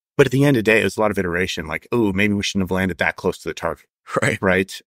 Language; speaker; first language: English; native; English